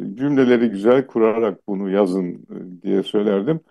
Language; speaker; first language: Turkish; non-native, local second language; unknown